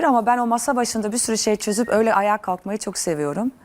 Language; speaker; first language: Turkish; early bilingual, other home language; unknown